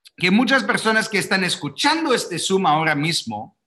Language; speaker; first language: Spanish; non-native, fluent; English